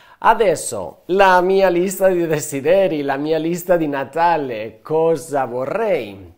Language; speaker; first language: Italian; non-native, fluent; Spanish